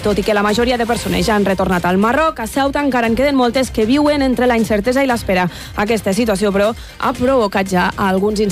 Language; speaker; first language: Catalan; native; Catalan